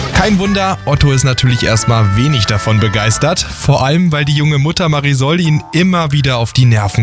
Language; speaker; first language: German; native; German